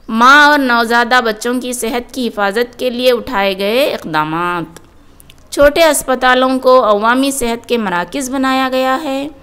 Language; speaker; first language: Urdu; native; Urdu